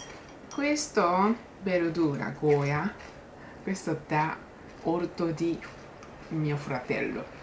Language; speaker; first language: Italian; non-native, learner; Japanese